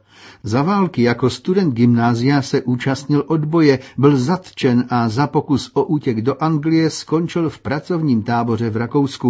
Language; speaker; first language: Czech; native; Czech